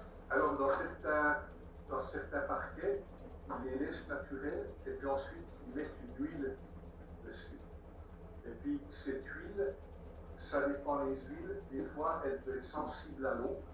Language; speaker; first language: French; native; French